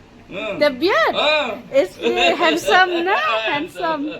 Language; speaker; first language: English; non-native, local second language; Khasi